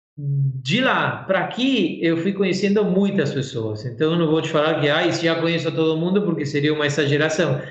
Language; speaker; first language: Portuguese; non-native, fluent; Spanish